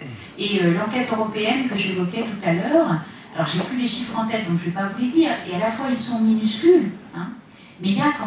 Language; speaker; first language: French; native; French